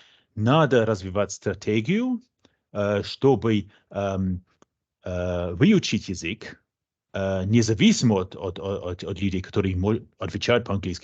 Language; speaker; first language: Russian; non-native, fluent; English